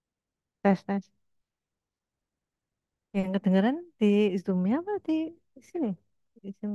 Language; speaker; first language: Indonesian; native; Indonesian